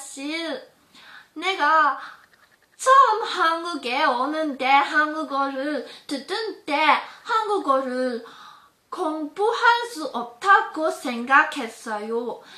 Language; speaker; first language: Korean; non-native, learner; German